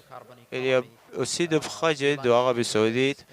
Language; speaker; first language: French; non-native, learner; Arabic